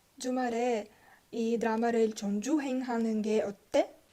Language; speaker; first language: Korean; non-native, learner; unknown